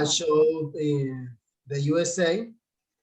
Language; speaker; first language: English; non-native, learner; Spanish